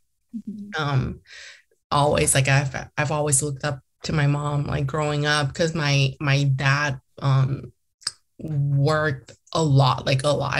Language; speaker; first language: English; early bilingual, other home language; Chinese